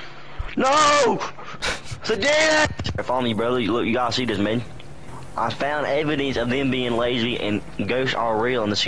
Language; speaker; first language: English; native; English